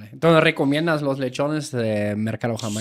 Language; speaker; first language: Spanish; non-native, fluent; German